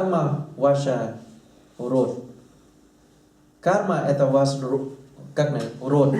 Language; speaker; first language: Russian; non-native, learner; Thai